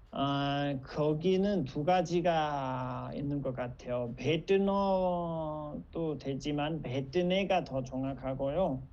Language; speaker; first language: Korean; non-native, fluent; Nepali